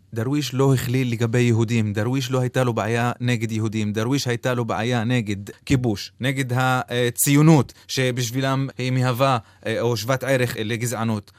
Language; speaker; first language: Hebrew; non-native, local second language; Arabic